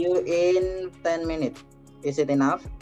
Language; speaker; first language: English; non-native, learner; Indonesian